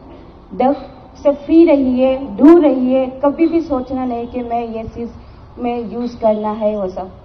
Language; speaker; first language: Hindi; non-native, local second language; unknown